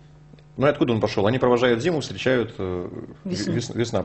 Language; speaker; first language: Russian; native; Russian